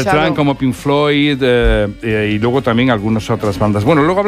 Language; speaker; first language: Spanish; native; Spanish